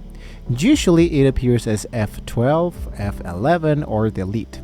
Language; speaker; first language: English; non-native, fluent; Spanish